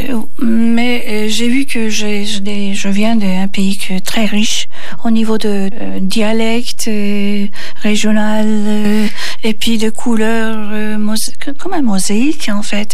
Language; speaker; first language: French; non-native, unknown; Turkish